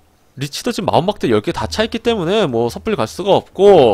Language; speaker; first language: Korean; native; Korean